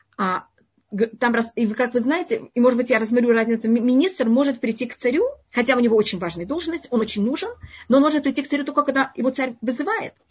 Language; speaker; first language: Russian; early bilingual, heritage; Russian